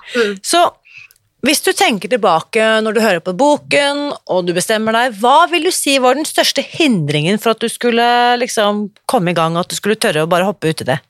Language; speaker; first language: Norwegian; native; Norwegian